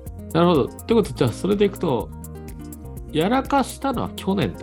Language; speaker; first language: Japanese; native; Japanese